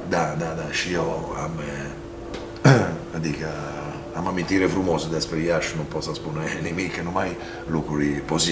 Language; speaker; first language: Romanian; non-native, fluent; Italian